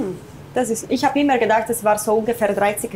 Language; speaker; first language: German; non-native, fluent; Italian